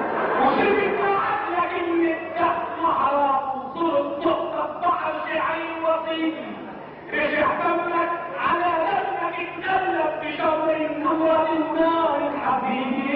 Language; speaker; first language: Arabic; native; Arabic